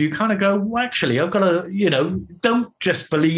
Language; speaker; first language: English; native; English